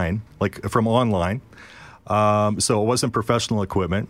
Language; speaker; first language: English; native; English